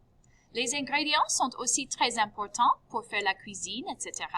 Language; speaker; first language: French; non-native, fluent; English